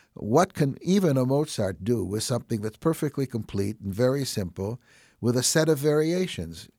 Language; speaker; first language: English; native; English